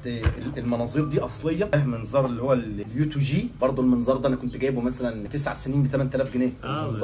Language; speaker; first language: Arabic; native; Arabic